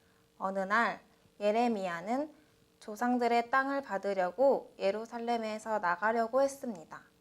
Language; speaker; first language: Korean; native; Korean